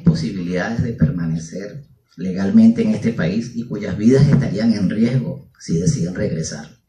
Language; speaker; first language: Spanish; native; Spanish